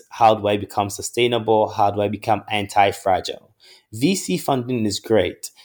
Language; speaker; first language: English; non-native, local second language; Akan